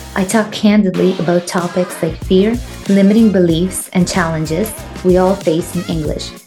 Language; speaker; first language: English; non-native, fluent; Croatian